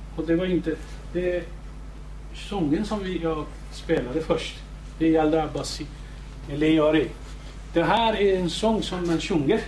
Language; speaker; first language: Swedish; non-native, fluent; Kurdish